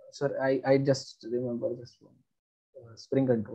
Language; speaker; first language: English; non-native, local second language; Hindi